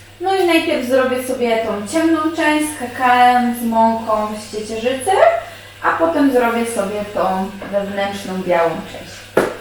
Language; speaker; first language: Polish; native; Polish